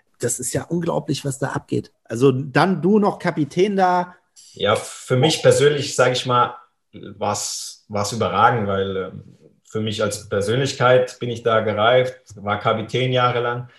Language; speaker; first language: German; native; German